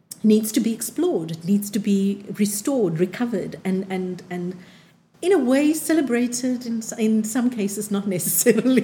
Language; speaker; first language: English; native; English